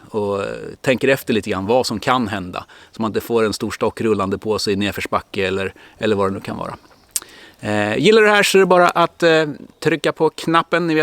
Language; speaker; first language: Swedish; native; Swedish